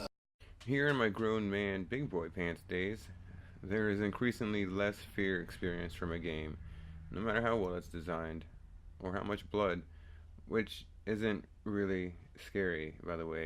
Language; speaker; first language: English; native; English